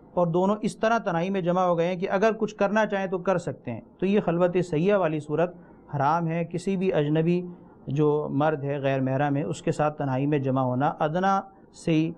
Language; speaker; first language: Urdu; native; Urdu